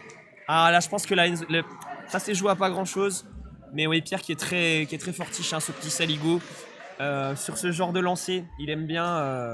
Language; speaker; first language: French; native; French